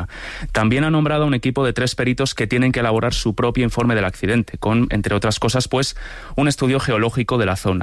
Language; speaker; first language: Spanish; native; Spanish